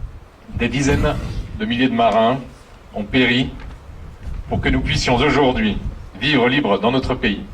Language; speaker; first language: French; native; French